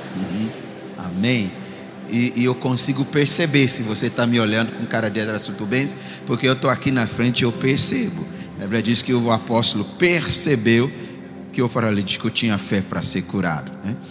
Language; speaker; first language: Portuguese; non-native, fluent; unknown